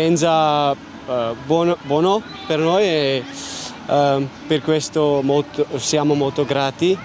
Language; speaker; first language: Italian; non-native, learner; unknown